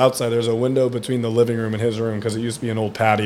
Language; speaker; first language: English; early bilingual, other home language; German